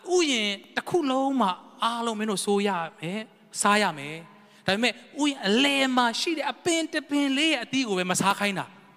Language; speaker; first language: Burmese; non-native, local second language; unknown